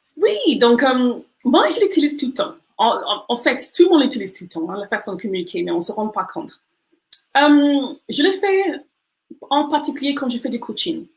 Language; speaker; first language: French; non-native, fluent; English